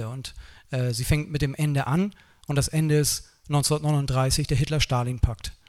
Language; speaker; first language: German; native; German